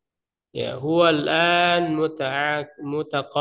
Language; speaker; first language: Arabic; non-native, fluent; Indonesian